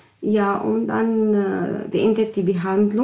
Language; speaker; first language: German; non-native, learner; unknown